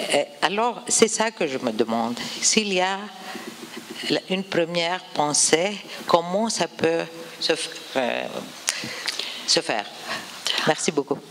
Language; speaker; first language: French; non-native, fluent; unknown